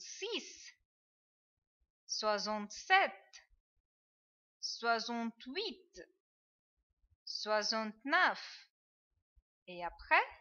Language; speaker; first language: French; non-native, fluent; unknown